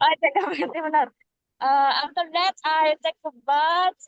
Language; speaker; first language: English; non-native, learner; Indonesian